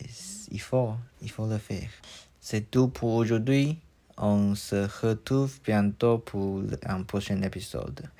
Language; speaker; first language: French; non-native, learner; Chinese